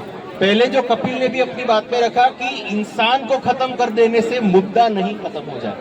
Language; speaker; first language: Hindi; native; Hindi